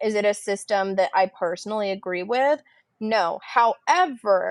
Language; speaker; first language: English; native; English